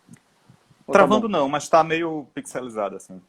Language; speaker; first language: Portuguese; native; Portuguese